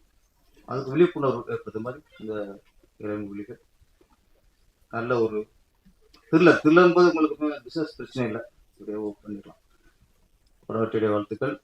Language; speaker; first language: Tamil; native; Tamil